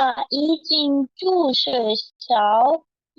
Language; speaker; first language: Chinese; non-native, learner; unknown